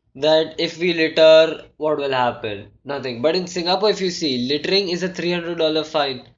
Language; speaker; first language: English; non-native, local second language; Hindi